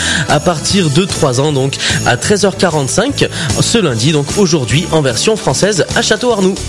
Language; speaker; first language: French; native; French